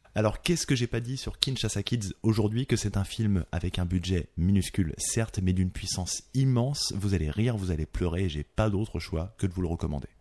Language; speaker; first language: French; native; French